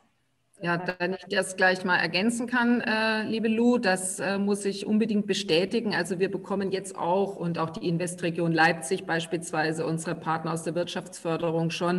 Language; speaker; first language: German; native; German